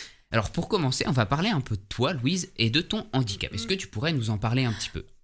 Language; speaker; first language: French; native; French